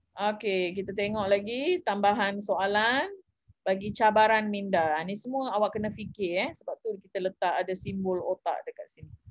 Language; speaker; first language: Malay; non-native, local second language; Tamil